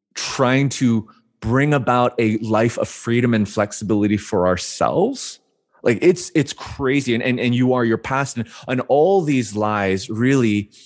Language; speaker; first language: English; native; English